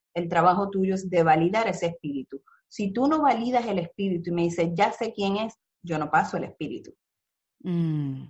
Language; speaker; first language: Spanish; native; Spanish